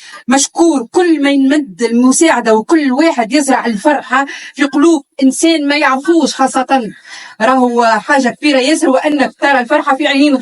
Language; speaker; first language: Arabic; native; Arabic